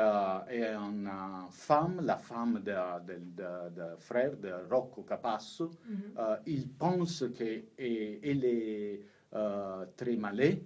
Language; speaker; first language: French; non-native, learner; Italian